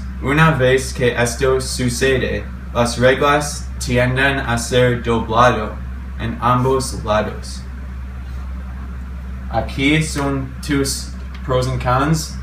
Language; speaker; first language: Spanish; non-native, learner; English